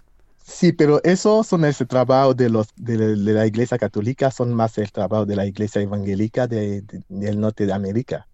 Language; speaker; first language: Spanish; non-native, fluent; English